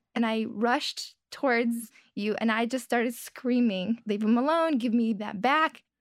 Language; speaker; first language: English; early bilingual, other home language; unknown